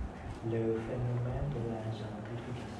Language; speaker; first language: French; non-native, learner; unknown